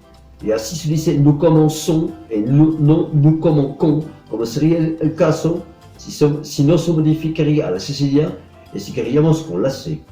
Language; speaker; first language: Spanish; non-native, fluent; French